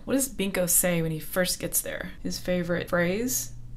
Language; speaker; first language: English; native; English